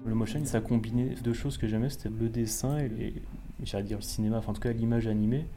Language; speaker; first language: French; native; French